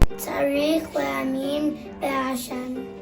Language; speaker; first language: Hebrew; non-native, learner; English